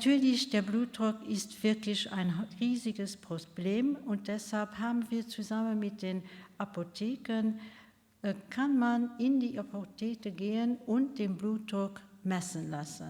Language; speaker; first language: German; non-native, local second language; Luxembourgish